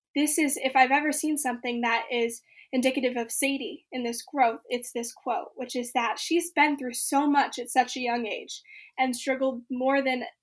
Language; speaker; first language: English; native; English